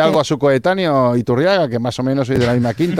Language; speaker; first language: Spanish; native; Spanish